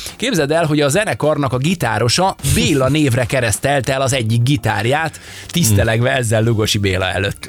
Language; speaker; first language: Hungarian; native; Hungarian